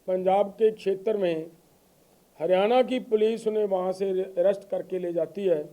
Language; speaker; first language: Hindi; non-native, local second language; Punjabi